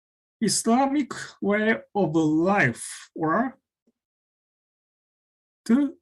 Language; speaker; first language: English; non-native, fluent; Japanese